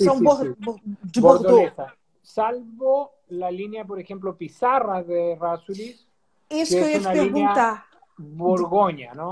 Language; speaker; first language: Portuguese; non-native, learner; Spanish